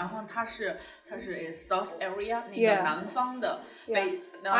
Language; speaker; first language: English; non-native, learner; Chinese